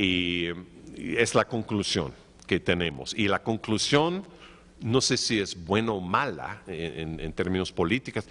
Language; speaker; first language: Spanish; non-native, fluent; English